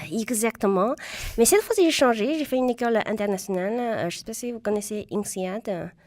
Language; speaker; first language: French; non-native, fluent; Chinese